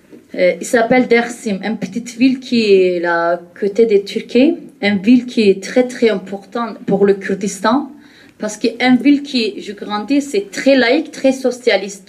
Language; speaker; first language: French; non-native, learner; Kurdish